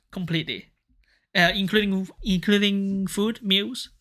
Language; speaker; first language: English; non-native, local second language; Cantonese